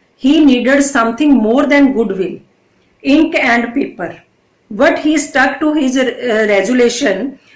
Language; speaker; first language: English; non-native, local second language; Punjabi